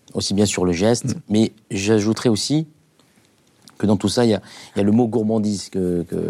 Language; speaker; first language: French; non-native, local second language; Arabic